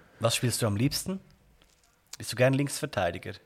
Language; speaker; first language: German; native; German